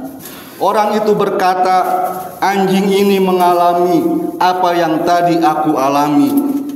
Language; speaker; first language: Indonesian; native; Indonesian